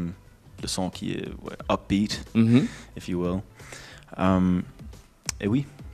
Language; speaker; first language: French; non-native, local second language; English